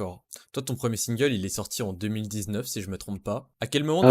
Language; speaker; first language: French; native; French